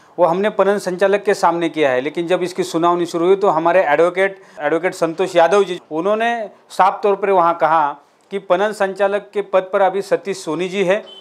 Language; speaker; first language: Hindi; non-native, local second language; Marathi